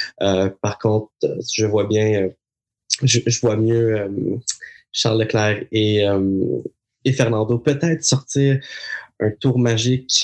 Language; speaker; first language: French; native; French